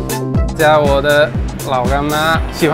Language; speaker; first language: Chinese; non-native, fluent; English